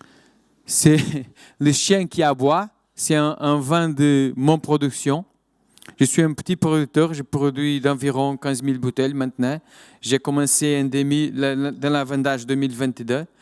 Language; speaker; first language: French; non-native, fluent; Portuguese